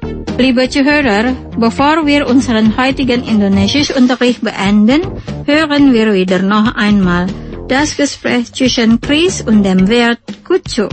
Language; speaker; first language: German; non-native, fluent; Indonesian